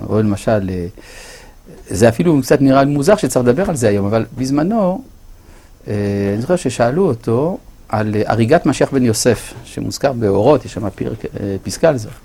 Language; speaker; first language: Hebrew; non-native, fluent; French